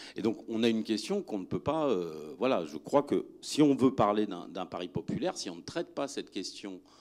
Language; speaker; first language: French; native; French